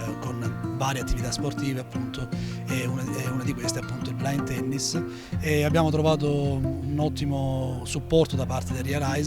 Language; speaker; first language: Italian; native; Italian